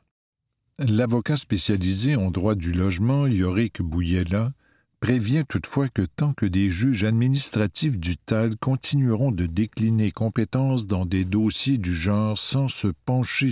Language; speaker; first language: French; native; French